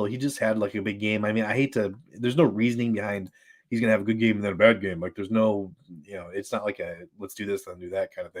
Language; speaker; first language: English; native; English